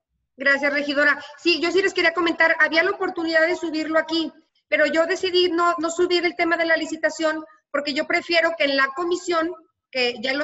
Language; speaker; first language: Spanish; native; Spanish